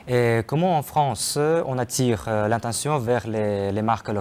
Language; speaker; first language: French; non-native, fluent; Ukrainian